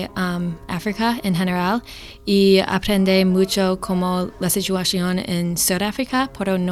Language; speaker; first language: Spanish; non-native, learner; English